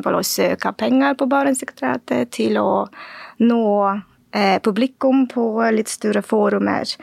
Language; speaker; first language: Norwegian; non-native, fluent; Russian